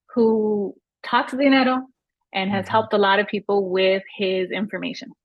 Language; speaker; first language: English; native; English